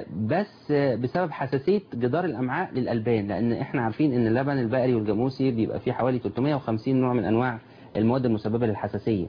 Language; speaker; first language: Arabic; native; Arabic